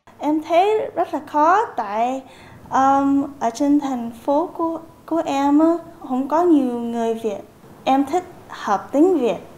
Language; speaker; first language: Vietnamese; early bilingual, heritage; Vietnamese